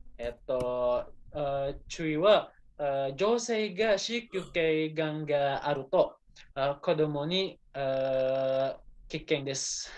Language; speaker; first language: Japanese; non-native, learner; Indonesian